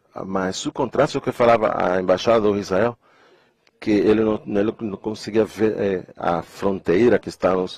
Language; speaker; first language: Portuguese; non-native, fluent; Spanish